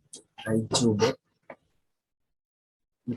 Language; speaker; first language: English; non-native, learner; Vietnamese